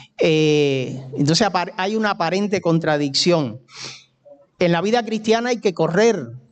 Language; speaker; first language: Spanish; native; Spanish